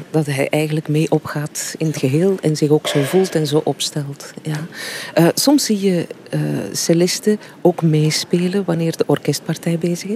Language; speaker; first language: Dutch; native; Dutch